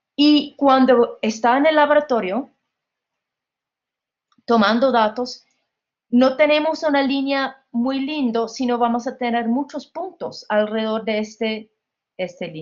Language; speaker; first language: Spanish; non-native, fluent; English